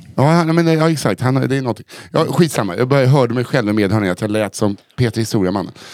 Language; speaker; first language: Swedish; native; Swedish